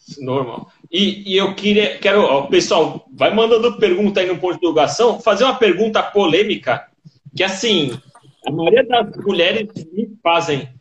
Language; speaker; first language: Portuguese; native; Portuguese